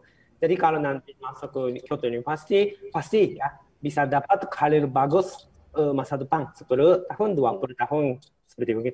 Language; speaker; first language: Indonesian; non-native, fluent; Japanese